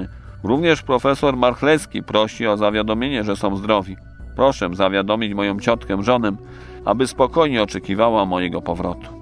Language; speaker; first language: Polish; native; Polish